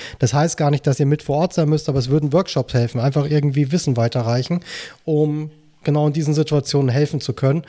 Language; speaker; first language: German; native; German